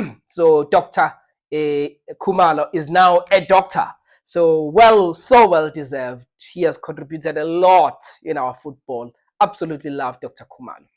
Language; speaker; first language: English; non-native, local second language; Zulu